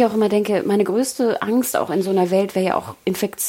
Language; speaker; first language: German; native; German